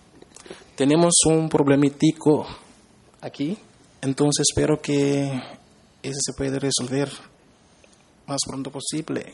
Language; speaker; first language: Spanish; non-native, fluent; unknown